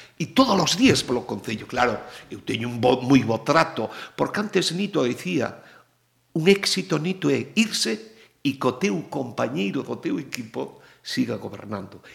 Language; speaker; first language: Galician; native; Galician